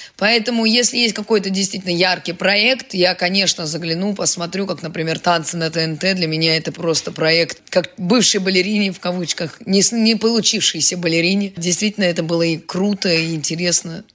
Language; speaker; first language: Russian; native; Russian